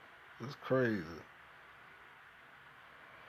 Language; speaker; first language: English; native; English